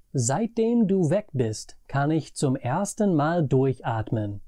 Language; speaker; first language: German; non-native, fluent; English